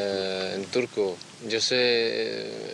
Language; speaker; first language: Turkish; non-native, learner; Spanish